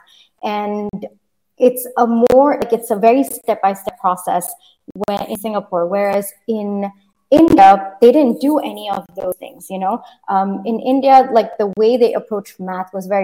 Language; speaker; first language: English; early bilingual, other home language; Kannada